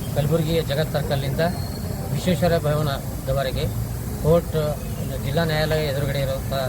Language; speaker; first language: Kannada; native; Kannada